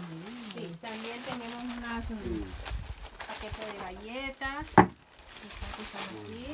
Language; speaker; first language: Spanish; native; Spanish